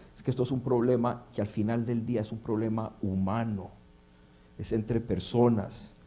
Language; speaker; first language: Spanish; early bilingual, heritage; Spanish